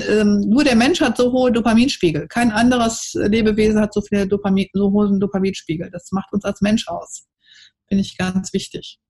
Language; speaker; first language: German; native; German